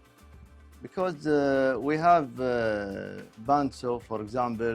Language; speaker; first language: English; non-native, local second language; Arabic